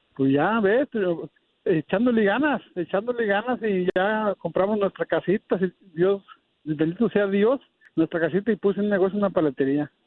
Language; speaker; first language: Spanish; native; Spanish